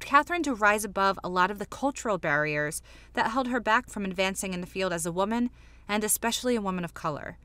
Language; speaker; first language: English; native; English